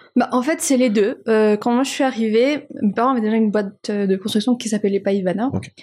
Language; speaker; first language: French; non-native, local second language; Malagasy